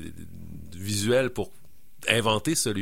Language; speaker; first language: French; native; French